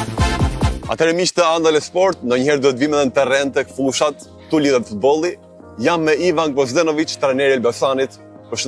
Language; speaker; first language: Albanian; native; Albanian